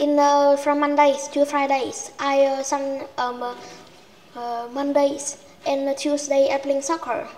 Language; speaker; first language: English; non-native, learner; Vietnamese